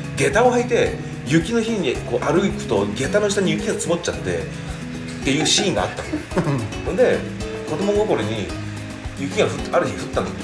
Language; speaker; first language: Japanese; early bilingual, heritage; Japanese